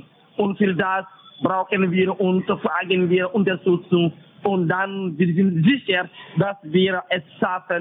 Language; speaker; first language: German; non-native, fluent; French